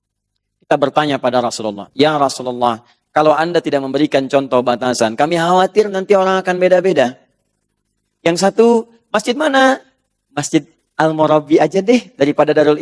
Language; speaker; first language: Indonesian; native; Indonesian